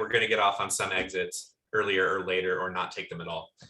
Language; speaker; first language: English; native; English